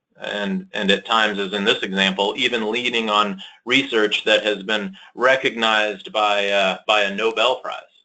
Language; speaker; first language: English; native; English